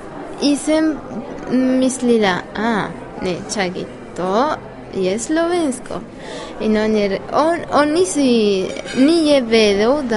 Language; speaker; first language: Slovenian; non-native, learner; Spanish